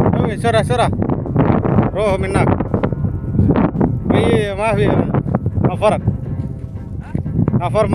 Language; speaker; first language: Arabic; non-native, learner; Telugu